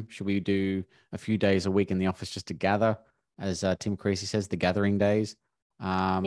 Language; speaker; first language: English; native; English